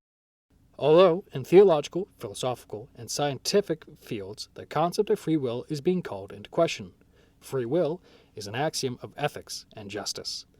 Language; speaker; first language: English; native; English